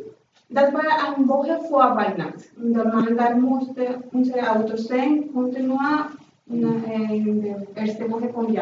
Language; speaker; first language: German; non-native, learner; Spanish